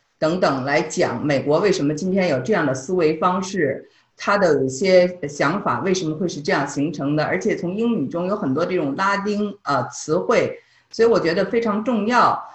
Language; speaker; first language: Chinese; native; Chinese